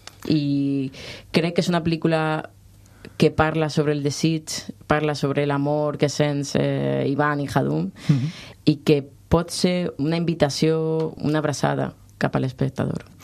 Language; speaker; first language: Catalan; non-native, local second language; Spanish